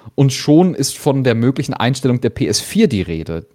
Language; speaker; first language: German; native; German